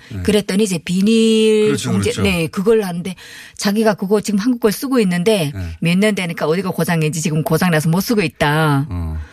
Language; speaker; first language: Korean; native; Korean